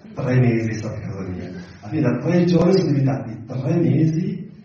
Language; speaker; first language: Italian; early bilingual, other home language; Arabic